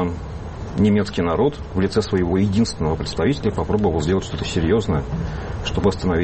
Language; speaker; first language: Russian; native; Russian